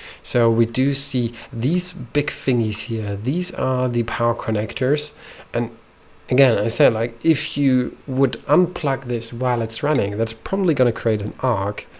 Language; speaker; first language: English; non-native, fluent; German